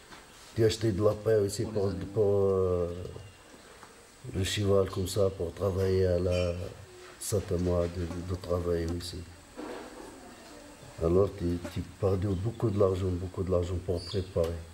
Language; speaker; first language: French; non-native, local second language; Arabic